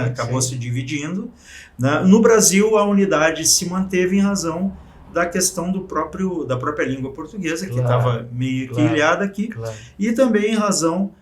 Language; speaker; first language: Portuguese; native; Portuguese